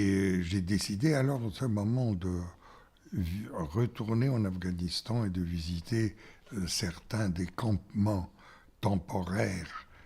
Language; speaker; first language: French; non-native, fluent; Bulgarian